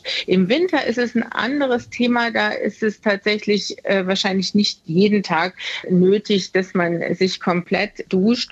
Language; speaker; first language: German; native; German